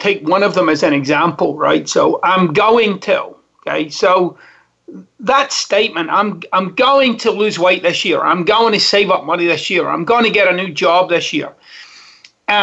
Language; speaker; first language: English; native; English